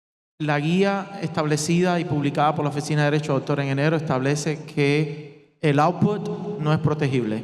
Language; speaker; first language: Spanish; native; Spanish